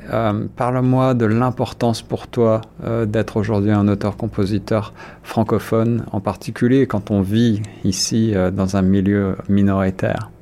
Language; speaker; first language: French; native; French